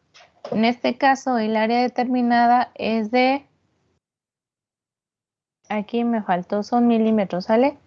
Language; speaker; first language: Spanish; native; Spanish